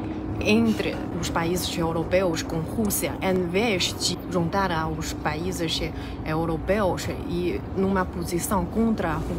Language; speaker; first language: Portuguese; non-native, fluent; Chinese